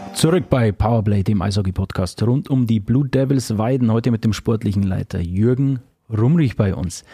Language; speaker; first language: German; native; German